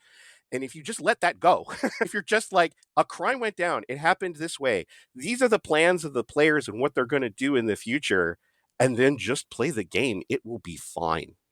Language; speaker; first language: English; native; English